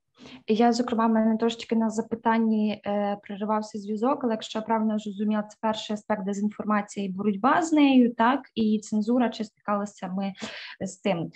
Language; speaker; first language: Ukrainian; native; Ukrainian